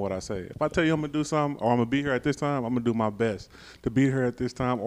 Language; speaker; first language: English; native; English